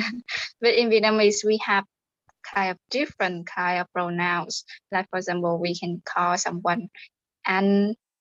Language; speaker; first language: English; non-native, fluent; Vietnamese